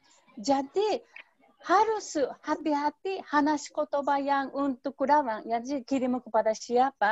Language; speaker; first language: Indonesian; non-native, fluent; Japanese